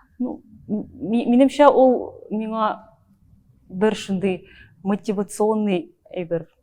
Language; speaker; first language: Tatar; early bilingual, heritage; Tatar